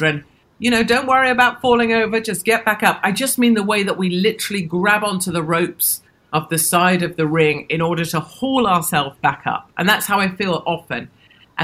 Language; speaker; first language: English; native; English